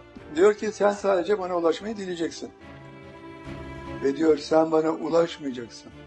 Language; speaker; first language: Turkish; native; Turkish